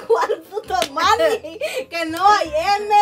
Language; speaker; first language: Spanish; early bilingual, heritage; Spanish